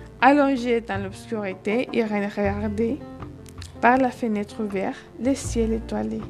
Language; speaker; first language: French; non-native, fluent; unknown